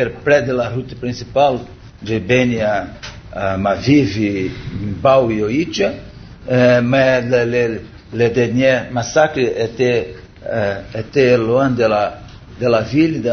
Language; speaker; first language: French; non-native, learner; Portuguese